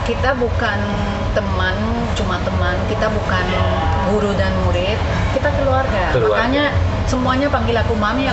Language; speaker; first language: Indonesian; non-native, fluent; Spanish